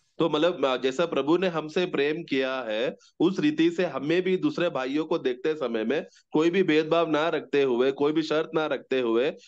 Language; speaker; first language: Hindi; non-native, local second language; Malayalam